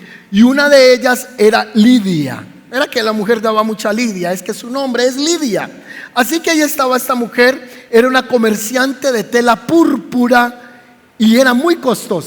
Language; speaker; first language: Spanish; native; Spanish